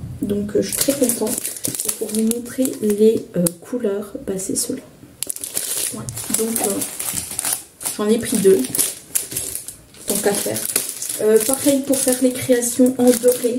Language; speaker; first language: French; native; French